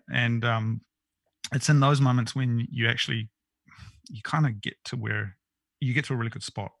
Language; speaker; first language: English; native; English